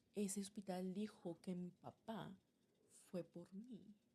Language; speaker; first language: Spanish; early bilingual, heritage; Spanish